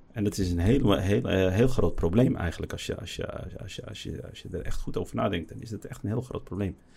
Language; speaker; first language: Dutch; early bilingual, other home language; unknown